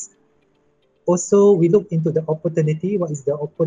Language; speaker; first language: English; non-native, local second language; Malay